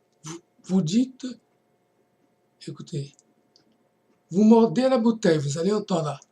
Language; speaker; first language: French; non-native, fluent; Portuguese